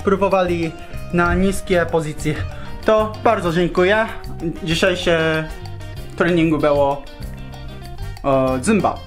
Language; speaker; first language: Polish; non-native, learner; Japanese